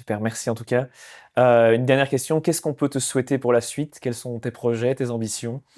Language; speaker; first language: French; native; French